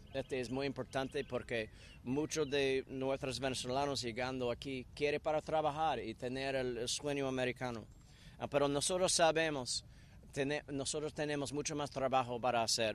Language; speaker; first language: Spanish; non-native, learner; English